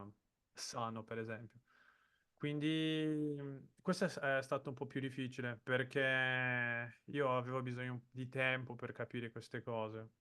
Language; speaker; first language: Italian; non-native, fluent; Portuguese